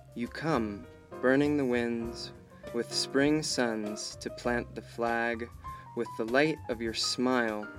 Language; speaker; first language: English; native; English